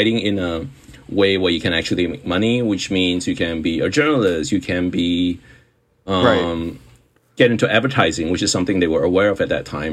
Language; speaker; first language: English; non-native, local second language; Cantonese